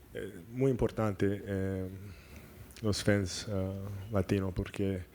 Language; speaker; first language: Spanish; non-native, learner; English